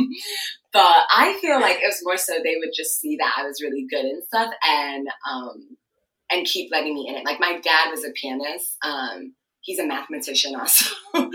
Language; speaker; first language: English; early bilingual, other home language; Akan